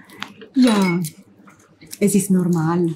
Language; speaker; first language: German; non-native, learner; Italian